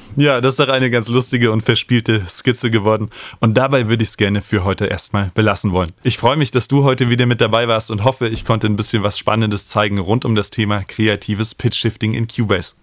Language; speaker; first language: German; native; German